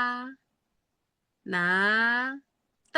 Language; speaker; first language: Chinese; non-native, learner; Indonesian